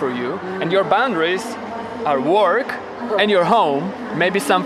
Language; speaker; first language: English; non-native, fluent; Ukrainian